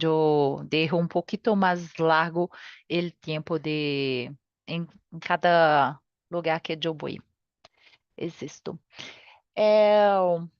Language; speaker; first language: Spanish; non-native, learner; Portuguese